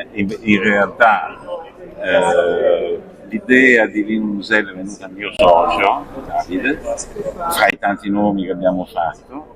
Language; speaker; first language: Italian; native; Italian